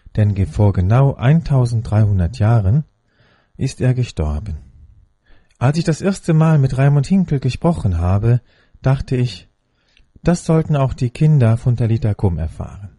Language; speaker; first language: German; native; German